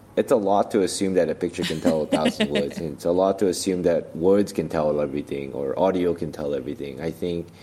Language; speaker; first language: English; native; English